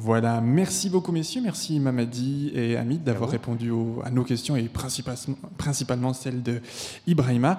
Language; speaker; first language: French; native; French